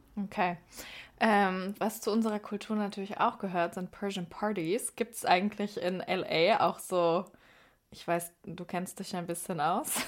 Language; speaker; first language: German; early bilingual, other home language; Persian